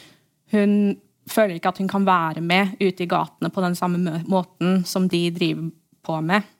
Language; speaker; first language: Norwegian; early bilingual, heritage; English